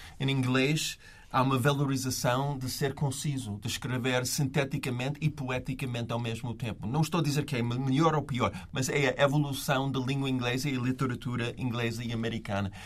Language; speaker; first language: Portuguese; non-native, fluent; English